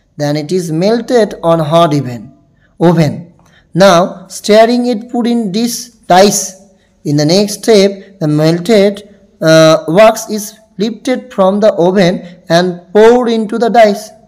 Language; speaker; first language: English; non-native, local second language; Bangla